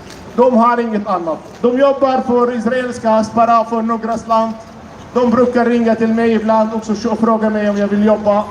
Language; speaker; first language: Swedish; non-native, fluent; Arabic